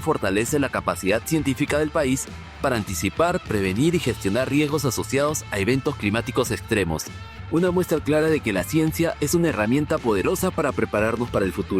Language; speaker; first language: Spanish; native; Spanish